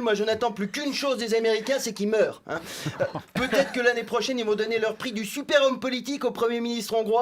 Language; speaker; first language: French; native; French